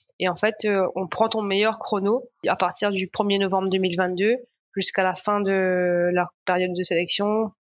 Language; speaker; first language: French; non-native, local second language; Morisyen